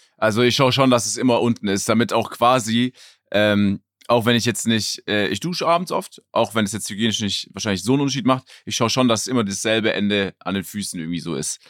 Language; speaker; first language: German; native; German